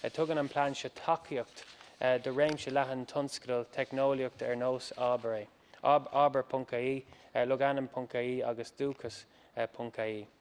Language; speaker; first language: Irish; non-native, local second language; English